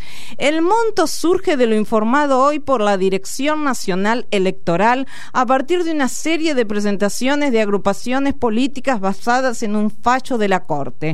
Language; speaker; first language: Spanish; native; Spanish